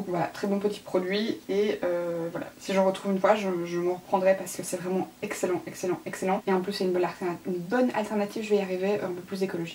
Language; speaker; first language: French; native; French